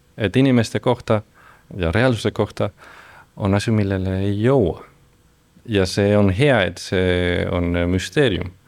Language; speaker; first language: Estonian; non-native, fluent; Spanish